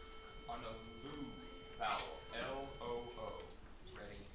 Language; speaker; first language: English; native; English